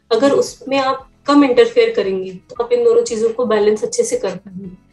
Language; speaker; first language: Hindi; native; Hindi